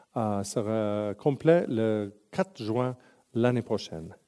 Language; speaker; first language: French; non-native, local second language; English